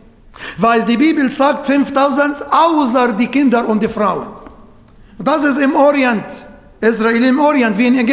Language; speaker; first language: German; non-native, fluent; Arabic